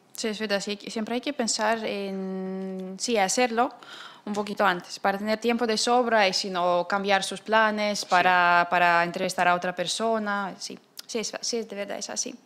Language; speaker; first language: Spanish; non-native, fluent; Russian